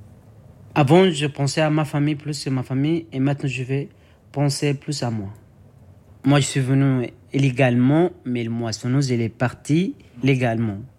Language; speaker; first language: French; non-native, learner; Arabic